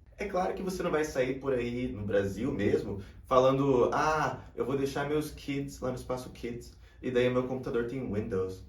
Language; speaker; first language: Portuguese; early bilingual, heritage; Portuguese